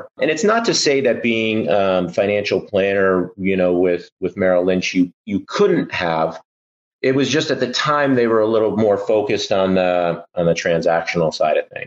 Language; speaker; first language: English; native; English